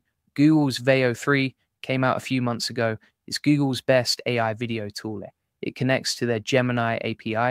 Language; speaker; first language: English; native; English